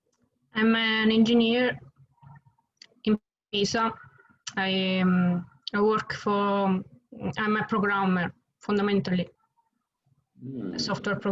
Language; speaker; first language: English; non-native, learner; Italian